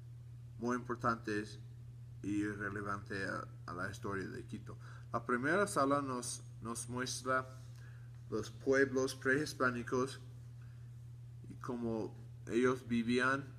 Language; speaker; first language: Spanish; non-native, learner; English